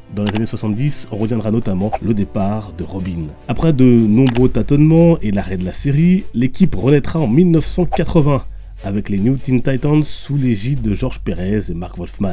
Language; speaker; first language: French; native; French